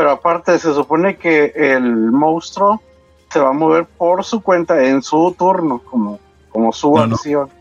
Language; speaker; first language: Spanish; native; Spanish